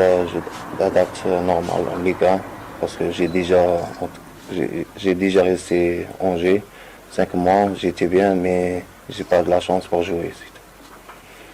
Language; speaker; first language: French; non-native, learner; Arabic